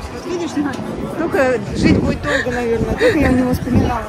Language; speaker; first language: Russian; native; Russian